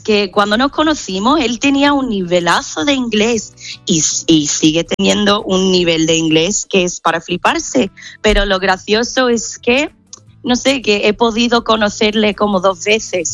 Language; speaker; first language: Spanish; non-native, fluent; English